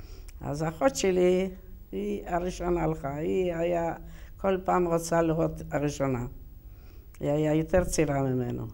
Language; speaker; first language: Hebrew; non-native, learner; Yiddish